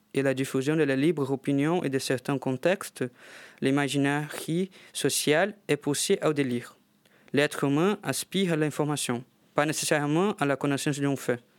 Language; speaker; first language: French; non-native, fluent; Portuguese